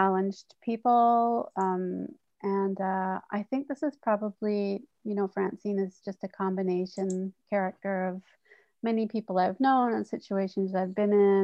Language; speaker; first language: English; native; English